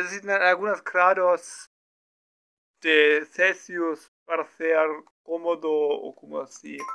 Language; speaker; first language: Spanish; non-native, learner; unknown